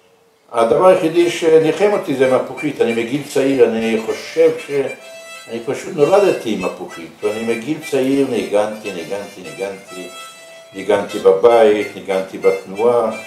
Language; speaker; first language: Hebrew; early bilingual, other home language; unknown